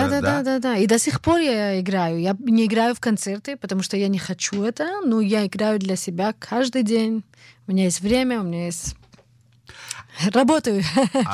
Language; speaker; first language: Russian; early bilingual, heritage; Russian